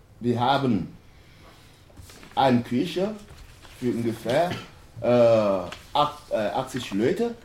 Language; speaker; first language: German; non-native, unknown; French